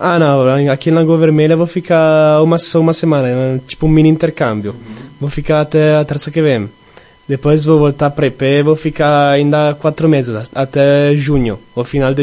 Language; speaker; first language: Portuguese; non-native, learner; Italian